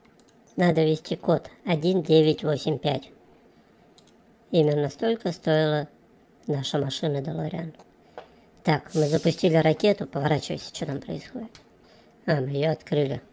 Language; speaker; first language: Russian; native; Russian